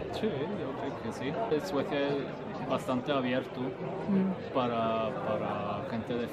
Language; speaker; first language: Spanish; non-native, fluent; Swedish